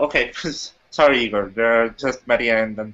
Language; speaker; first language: English; non-native, fluent; Italian